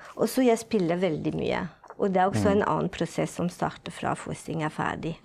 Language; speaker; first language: Norwegian; non-native, fluent; French